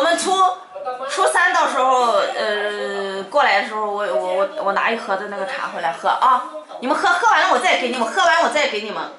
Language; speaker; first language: Chinese; native; Chinese